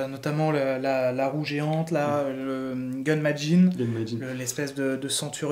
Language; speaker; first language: French; native; French